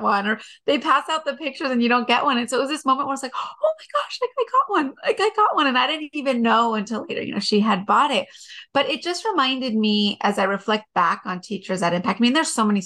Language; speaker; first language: English; native; English